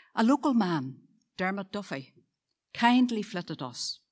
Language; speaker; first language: English; native; English